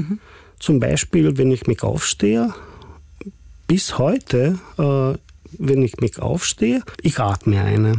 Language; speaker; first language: German; non-native, fluent; Hungarian